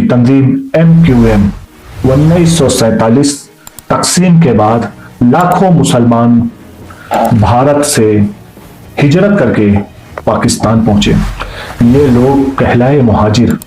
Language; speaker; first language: Urdu; native; Urdu